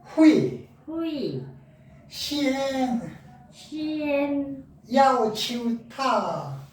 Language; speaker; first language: Chinese; non-native, learner; Korean